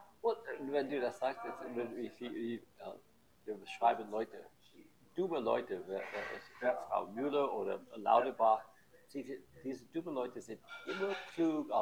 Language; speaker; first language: German; non-native, learner; English